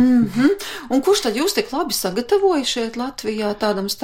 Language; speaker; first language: Latvian; native; Latvian